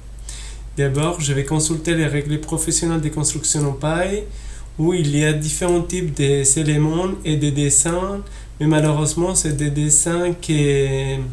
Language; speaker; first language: French; non-native, fluent; Spanish